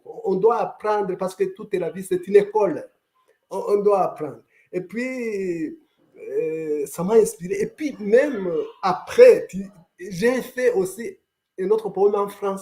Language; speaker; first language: French; non-native, local second language; Kinyarwanda